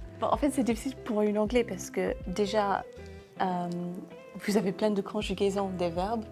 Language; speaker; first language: French; non-native, fluent; English